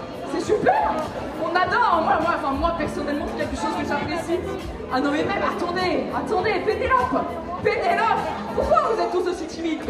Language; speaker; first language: French; native; French